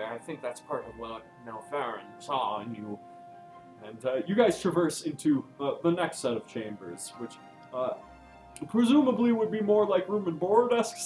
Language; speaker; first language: English; native; English